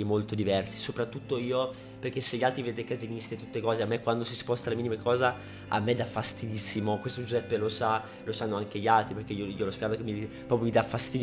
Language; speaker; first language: Italian; native; Italian